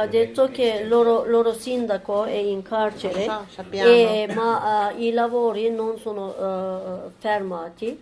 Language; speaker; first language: Italian; non-native, learner; Turkish